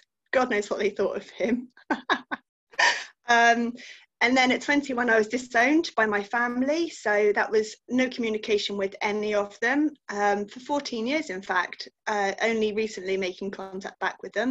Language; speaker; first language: English; native; English